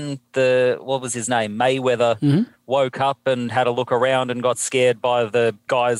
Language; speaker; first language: English; native; English